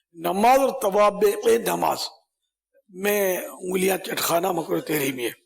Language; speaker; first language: Urdu; native; Urdu